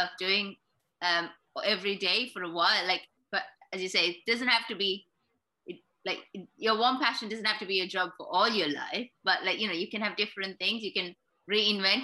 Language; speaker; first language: English; non-native, local second language; Sinhala